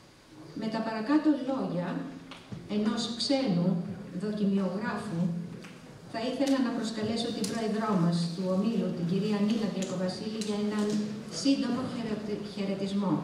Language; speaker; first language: Greek; native; Greek